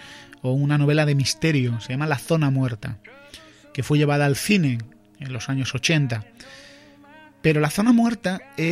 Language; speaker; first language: Spanish; native; Spanish